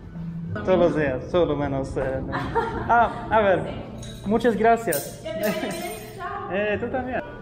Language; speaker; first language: Spanish; non-native, learner; Swedish